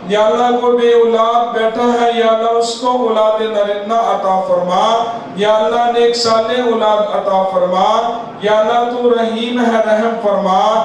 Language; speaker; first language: Urdu; non-native, local second language; Punjabi